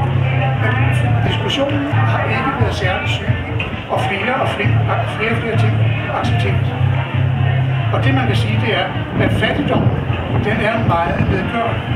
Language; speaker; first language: Danish; native; Danish